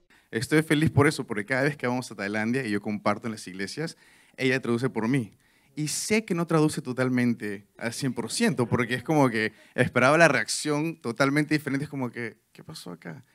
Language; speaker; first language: Spanish; native; Spanish